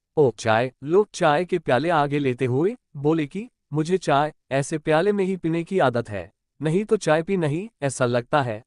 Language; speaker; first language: Hindi; non-native, local second language; Marathi